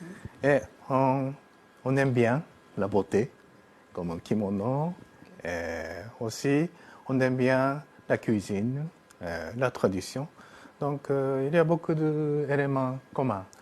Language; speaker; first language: French; non-native, fluent; Japanese